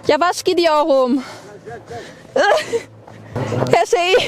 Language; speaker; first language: Turkish; non-native, learner; German